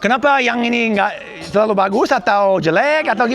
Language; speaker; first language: Indonesian; non-native, fluent; English